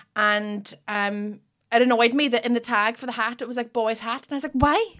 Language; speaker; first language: English; native; English